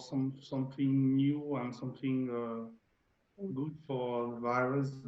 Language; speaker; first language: English; non-native, learner; French